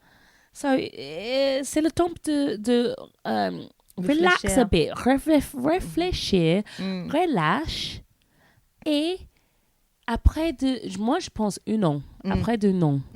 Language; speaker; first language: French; non-native, learner; English